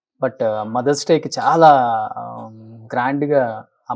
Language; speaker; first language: Telugu; native; Telugu